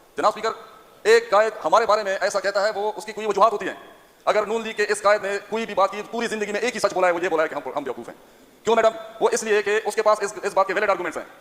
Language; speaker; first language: Urdu; non-native, local second language; Pashto